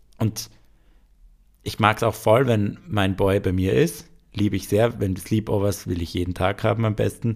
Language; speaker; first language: German; native; German